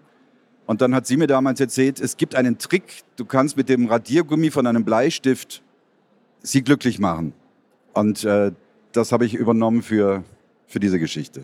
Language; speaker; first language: German; native; German